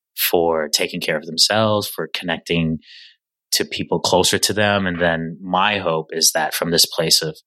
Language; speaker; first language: English; native; English